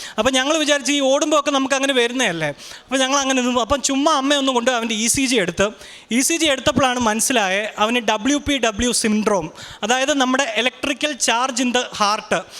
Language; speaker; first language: Malayalam; early bilingual, heritage; Malayalam